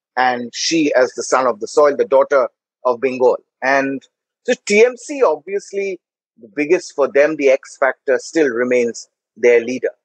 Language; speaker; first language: English; non-native, local second language; Bangla